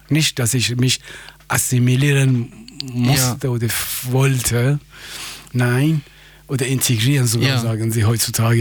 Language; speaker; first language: German; non-native, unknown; Persian